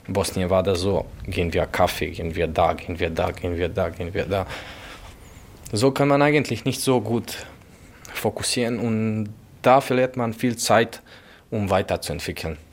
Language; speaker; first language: German; non-native, learner; Bosnian